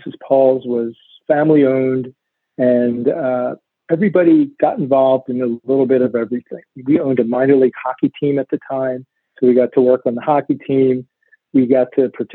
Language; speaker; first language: English; native; English